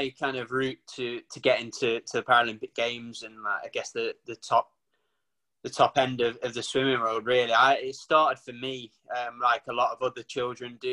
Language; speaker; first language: English; native; English